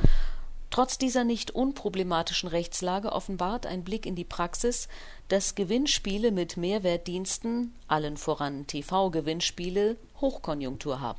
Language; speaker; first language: German; native; German